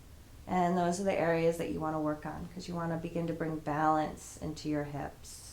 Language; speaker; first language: English; native; English